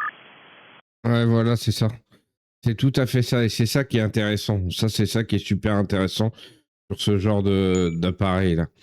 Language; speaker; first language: French; native; French